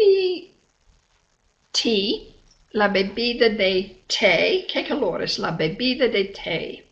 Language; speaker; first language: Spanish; non-native, fluent; English